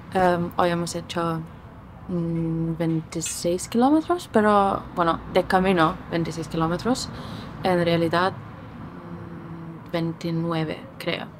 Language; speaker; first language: Spanish; non-native, fluent; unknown